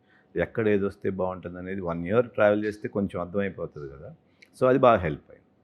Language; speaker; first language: Telugu; native; Telugu